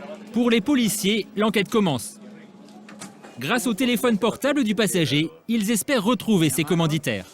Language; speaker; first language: French; native; French